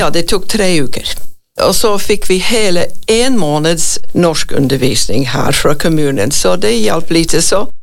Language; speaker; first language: Norwegian; non-native, fluent; English